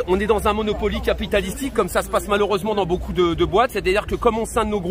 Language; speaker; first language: French; native; French